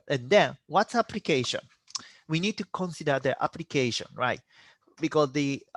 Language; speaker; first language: English; non-native, fluent; Japanese